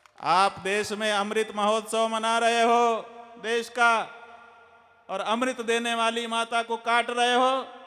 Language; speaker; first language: Hindi; native; Hindi